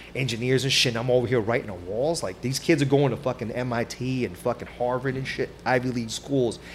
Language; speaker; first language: English; native; English